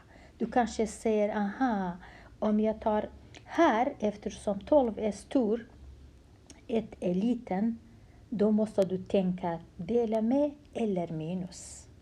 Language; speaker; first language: Swedish; non-native, fluent; Central Kurdish